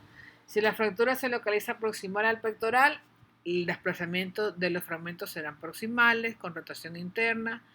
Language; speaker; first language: Spanish; native; Spanish